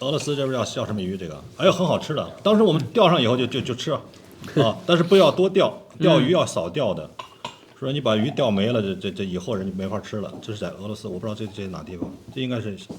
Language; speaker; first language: Chinese; native; Chinese